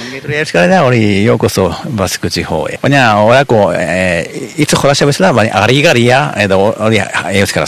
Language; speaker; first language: Basque; non-native, fluent; Japanese